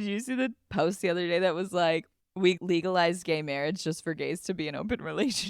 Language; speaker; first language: English; native; English